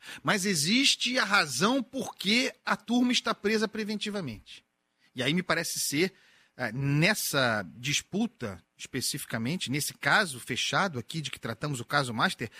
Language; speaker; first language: Portuguese; native; Portuguese